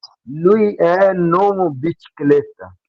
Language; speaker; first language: Italian; non-native, learner; Urdu